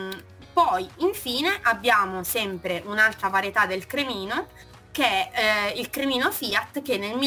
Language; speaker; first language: Italian; native; Italian